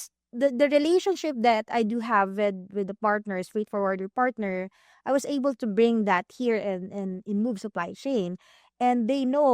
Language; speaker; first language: English; non-native, local second language; Filipino